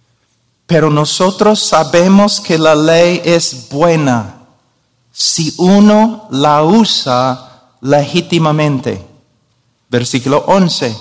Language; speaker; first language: Spanish; non-native, fluent; English